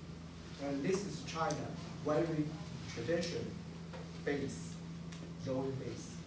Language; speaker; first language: English; non-native, learner; Chinese